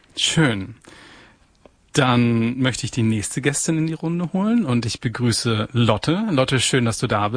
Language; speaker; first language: German; native; German